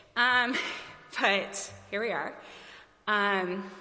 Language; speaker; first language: English; native; English